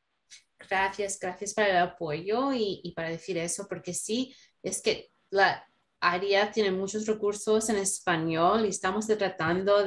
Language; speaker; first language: Spanish; non-native, learner; English